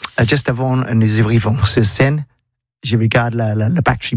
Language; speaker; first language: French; non-native, learner; English